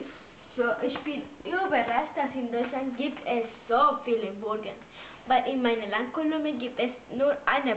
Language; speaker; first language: German; non-native, learner; Spanish